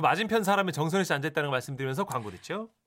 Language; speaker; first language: Korean; native; Korean